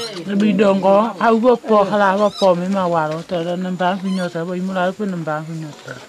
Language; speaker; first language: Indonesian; non-native, local second language; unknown